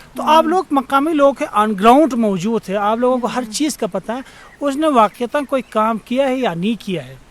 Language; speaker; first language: Urdu; non-native, local second language; Khowar